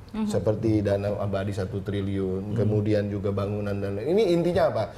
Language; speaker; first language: Indonesian; native; Indonesian